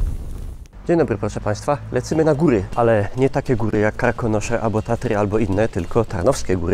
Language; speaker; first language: Polish; native; Polish